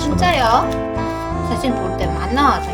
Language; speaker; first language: Korean; non-native, learner; Vietnamese